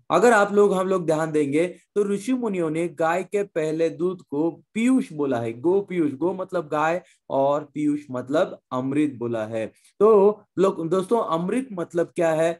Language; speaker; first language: Hindi; non-native, local second language; Marathi